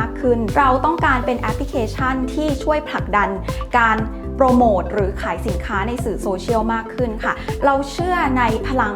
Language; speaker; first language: Thai; native; Thai